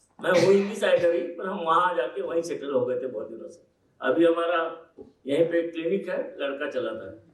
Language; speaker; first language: Hindi; native; Hindi